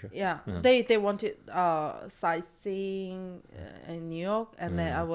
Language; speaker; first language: English; non-native, learner; Korean